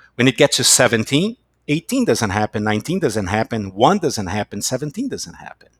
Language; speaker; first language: English; non-native, fluent; Portuguese